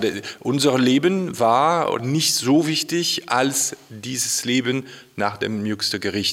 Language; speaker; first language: German; non-native, fluent; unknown